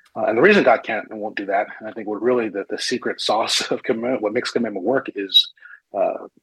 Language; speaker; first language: English; native; English